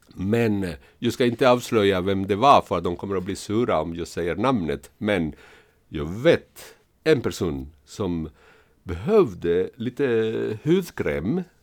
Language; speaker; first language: Swedish; non-native, fluent; Spanish